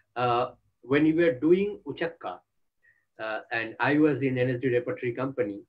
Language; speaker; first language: English; non-native, local second language; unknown